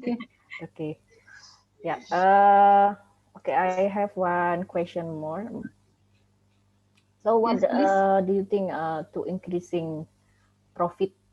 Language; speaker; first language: English; non-native, learner; Indonesian